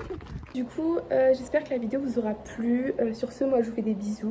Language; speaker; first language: French; native; French